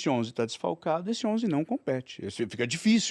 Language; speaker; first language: Portuguese; native; Portuguese